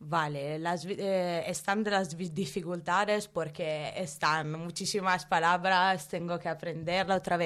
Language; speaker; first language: Spanish; non-native, learner; Italian